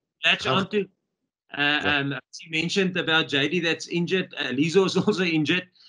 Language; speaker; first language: English; non-native, local second language; Afrikaans